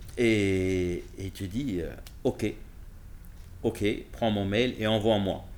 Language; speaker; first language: French; non-native, local second language; Arabic